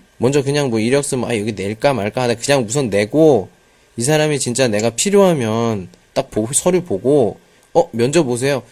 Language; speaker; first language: Korean; native; Korean